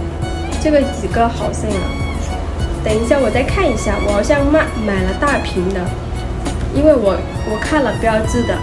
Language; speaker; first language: Chinese; non-native, fluent; Lao